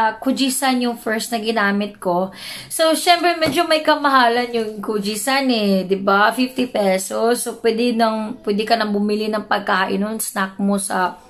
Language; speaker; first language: Filipino; native; Filipino